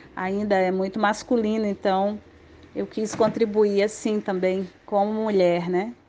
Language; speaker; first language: Portuguese; native; Portuguese